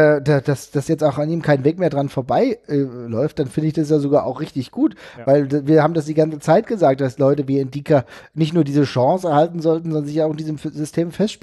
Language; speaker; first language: German; native; German